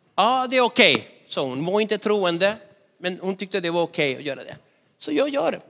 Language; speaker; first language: Swedish; non-native, fluent; Spanish